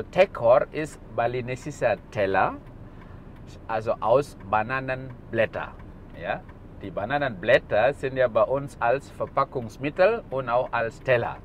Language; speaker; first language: German; non-native, fluent; Balinese